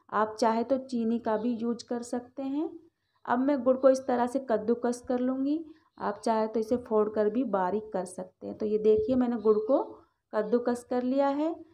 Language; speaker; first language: Hindi; native; Hindi